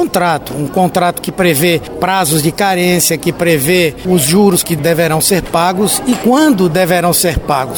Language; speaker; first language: Portuguese; native; Portuguese